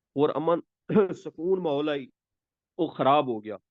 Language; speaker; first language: Urdu; non-native, local second language; Punjabi